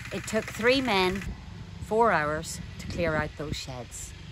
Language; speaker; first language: English; native; English